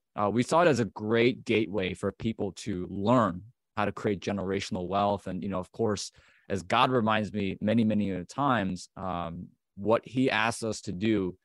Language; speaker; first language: English; native; English